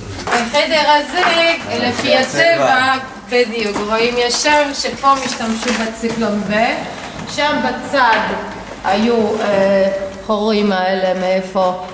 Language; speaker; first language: Hebrew; non-native, fluent; Polish